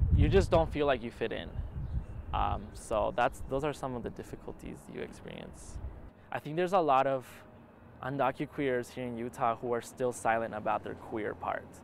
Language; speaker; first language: English; early bilingual, other home language; Spanish